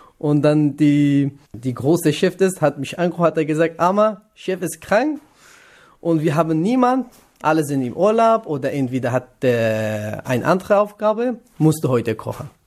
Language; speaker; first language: German; non-native, learner; Kurdish